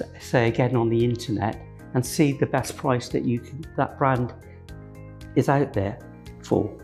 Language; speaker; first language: English; native; English